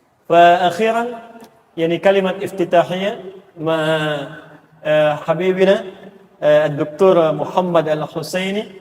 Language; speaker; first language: Arabic; non-native, fluent; Indonesian